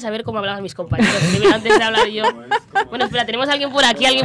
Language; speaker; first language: Spanish; native; Spanish